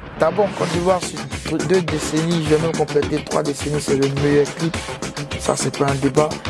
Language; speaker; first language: French; native; French